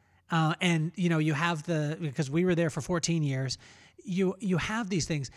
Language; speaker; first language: English; native; English